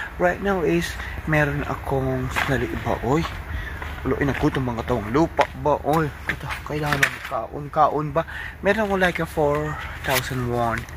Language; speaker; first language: Filipino; native; Filipino